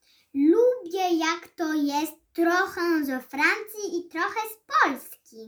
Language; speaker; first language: Polish; early bilingual, heritage; Polish